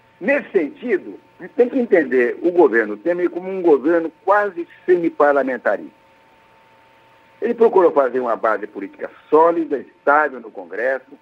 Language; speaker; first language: Portuguese; native; Portuguese